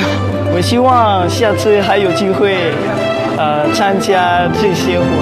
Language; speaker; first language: Chinese; non-native, learner; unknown